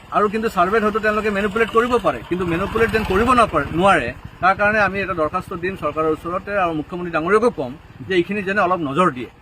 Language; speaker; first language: Assamese; non-native, local second language; Bangla